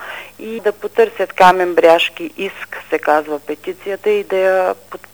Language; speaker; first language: Bulgarian; native; Bulgarian